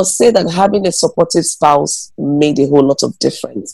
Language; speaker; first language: English; non-native, local second language; Igbo